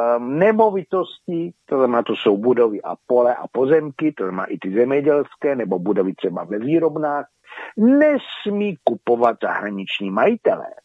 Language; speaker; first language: Czech; native; Czech